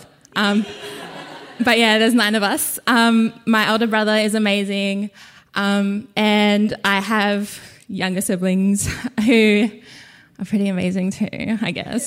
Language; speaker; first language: English; non-native, local second language; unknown